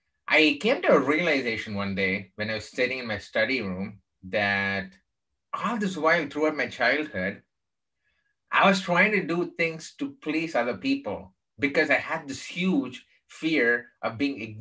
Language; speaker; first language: English; non-native, local second language; Tamil